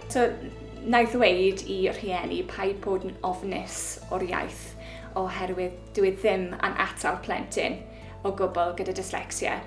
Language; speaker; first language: Welsh; non-native, local second language; English